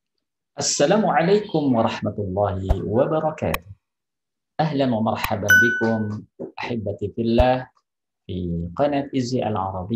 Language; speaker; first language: Arabic; non-native, fluent; Indonesian